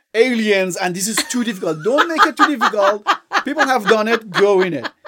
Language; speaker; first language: English; non-native, fluent; Persian